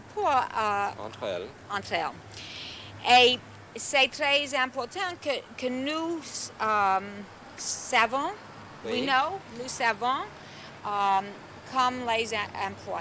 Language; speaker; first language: French; non-native, learner; English